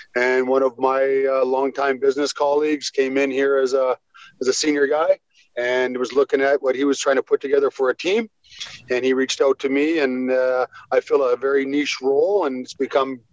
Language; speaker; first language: English; native; English